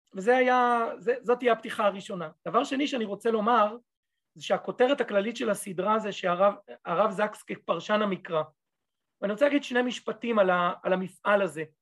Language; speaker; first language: Hebrew; native; Hebrew